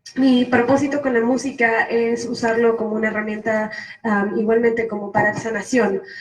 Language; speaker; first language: Spanish; early bilingual, other home language; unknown